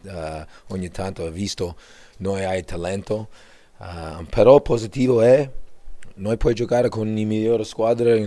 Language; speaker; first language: Italian; non-native, learner; English